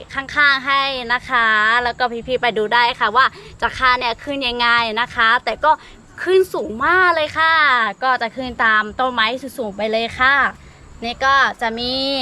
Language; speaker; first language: Thai; non-native, local second language; Lahu